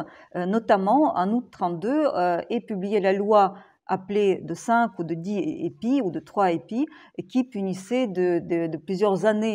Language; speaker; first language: French; non-native, fluent; Ukrainian